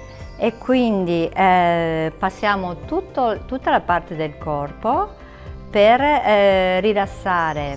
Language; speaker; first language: Italian; non-native, fluent; Japanese